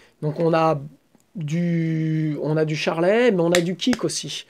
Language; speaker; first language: French; native; French